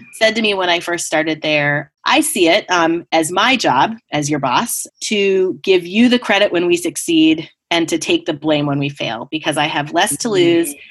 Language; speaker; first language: English; native; English